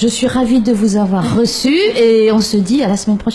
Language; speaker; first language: French; native; French